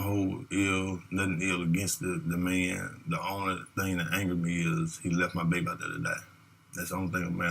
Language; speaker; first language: English; native; English